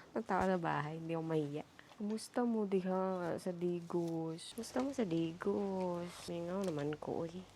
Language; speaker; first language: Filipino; non-native, local second language; Cebuano